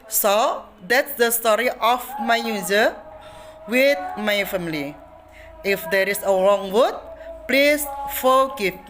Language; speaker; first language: English; non-native, learner; Indonesian